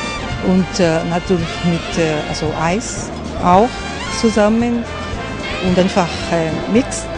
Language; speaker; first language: German; non-native, learner; Portuguese